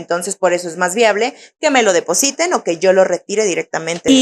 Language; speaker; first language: Spanish; native; Spanish